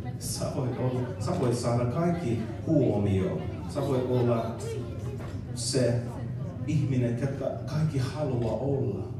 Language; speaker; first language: Finnish; non-native, learner; English